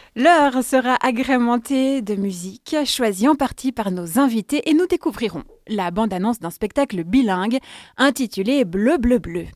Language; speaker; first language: French; native; French